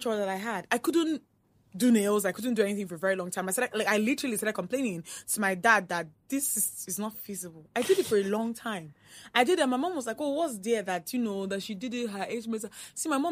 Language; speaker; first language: English; non-native, local second language; Igbo